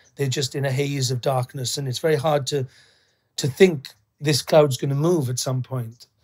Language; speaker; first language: English; native; English